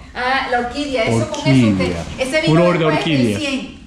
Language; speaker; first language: Spanish; native; Spanish